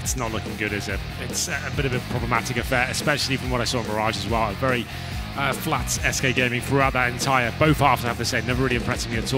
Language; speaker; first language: English; native; English